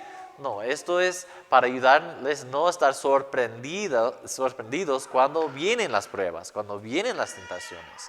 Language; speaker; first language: Spanish; non-native, fluent; English